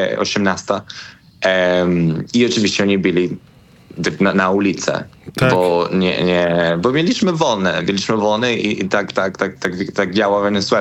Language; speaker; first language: Polish; non-native, learner; Spanish